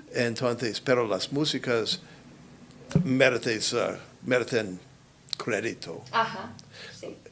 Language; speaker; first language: Spanish; non-native, learner; English